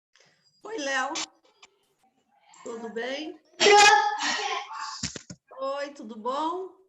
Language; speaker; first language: Portuguese; native; Portuguese